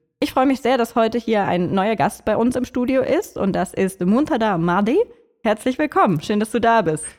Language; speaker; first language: German; native; German